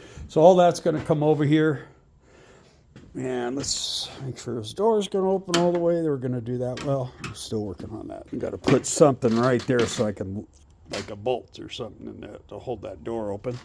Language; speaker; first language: English; native; English